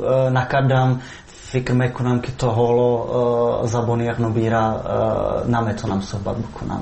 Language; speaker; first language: Persian; non-native, fluent; Czech